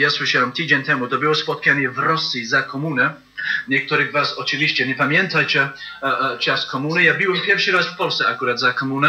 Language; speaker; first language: Polish; non-native, learner; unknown